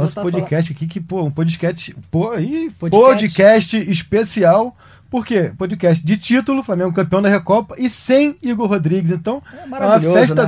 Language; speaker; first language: Portuguese; native; Portuguese